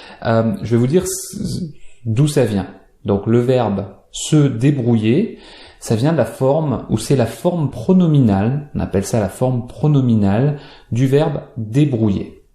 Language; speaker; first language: French; native; French